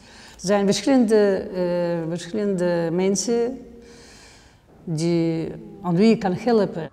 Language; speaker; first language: Dutch; non-native, learner; Russian